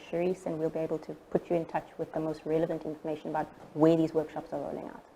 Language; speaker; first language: English; native; English